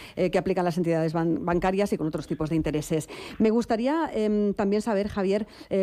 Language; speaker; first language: Spanish; non-native, local second language; Catalan